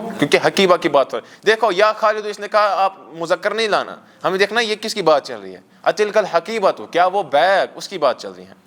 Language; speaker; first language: Urdu; non-native, local second language; Kashmiri